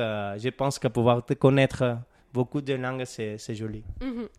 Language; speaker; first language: French; non-native, learner; Catalan